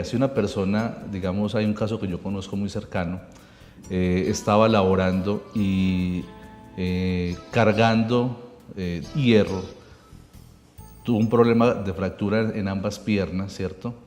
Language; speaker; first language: Spanish; native; Spanish